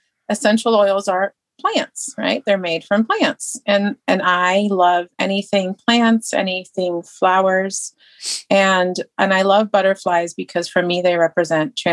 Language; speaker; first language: English; native; English